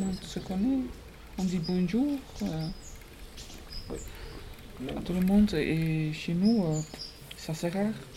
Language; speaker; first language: French; non-native, learner; Dutch